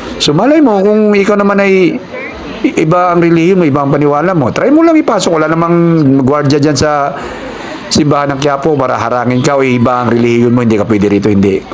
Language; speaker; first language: Filipino; non-native, local second language; Cebuano